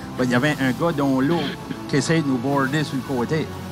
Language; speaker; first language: French; native; French